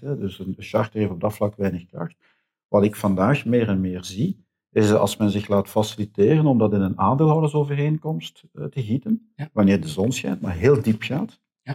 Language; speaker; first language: Dutch; native; Dutch